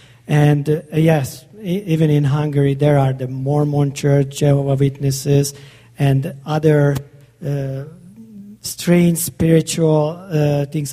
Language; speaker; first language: English; non-native, fluent; Hungarian